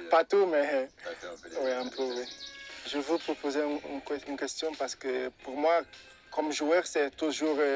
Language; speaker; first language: French; non-native, fluent; Portuguese